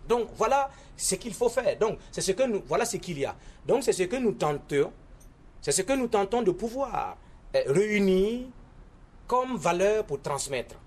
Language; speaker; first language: French; non-native, local second language; Mossi